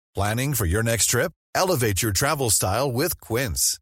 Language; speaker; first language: English; native; English